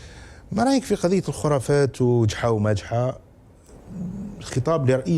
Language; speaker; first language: Arabic; native; Arabic